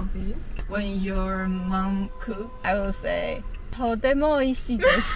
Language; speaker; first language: Japanese; non-native, learner; Chinese